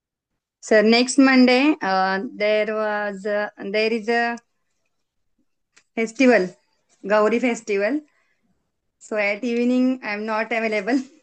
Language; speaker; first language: English; non-native, learner; Marathi